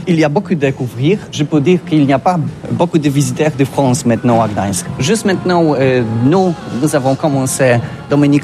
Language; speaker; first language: French; non-native, learner; Polish